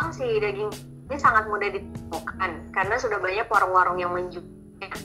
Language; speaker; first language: Indonesian; native; Indonesian